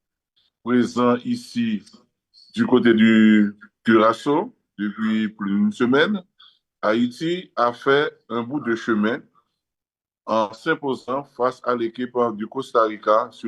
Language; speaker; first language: French; non-native, local second language; Haitian Creole